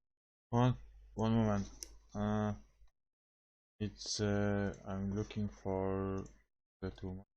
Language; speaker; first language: English; non-native, learner; Polish